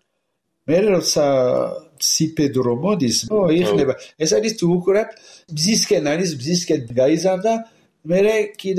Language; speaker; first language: Georgian; non-native, learner; French